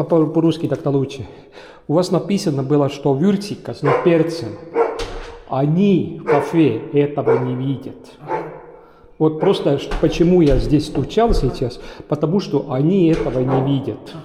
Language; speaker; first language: Russian; non-native, local second language; Estonian